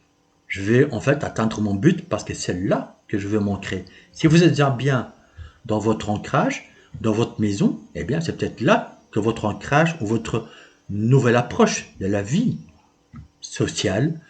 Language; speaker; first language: French; native; French